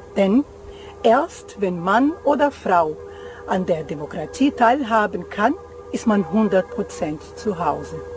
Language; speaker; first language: German; non-native, fluent; Portuguese